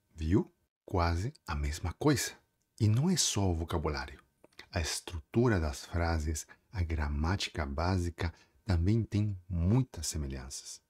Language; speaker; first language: Portuguese; non-native, fluent; Spanish